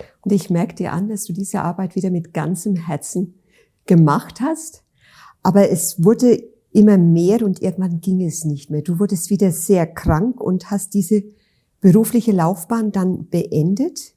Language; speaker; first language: German; native; German